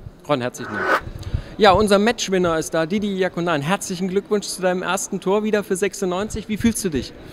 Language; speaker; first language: German; native; German